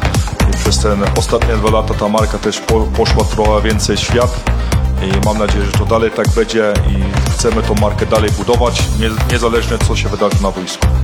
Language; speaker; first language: Polish; early bilingual, heritage; Polish